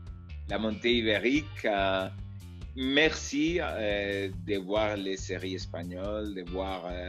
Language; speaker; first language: French; non-native, learner; Spanish